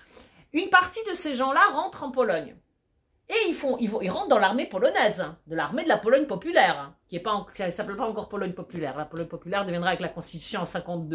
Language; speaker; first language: French; early bilingual, other home language; Polish